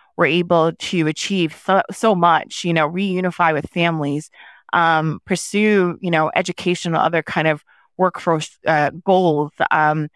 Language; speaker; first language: English; early bilingual, other home language; Haitian Creole